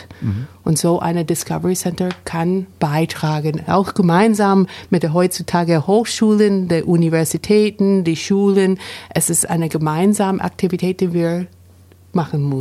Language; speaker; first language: German; non-native, fluent; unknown